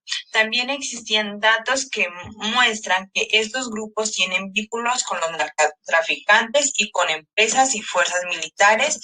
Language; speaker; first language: Spanish; native; Spanish